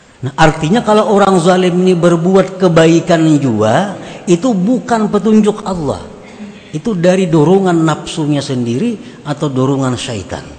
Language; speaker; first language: Indonesian; non-native, local second language; Banjar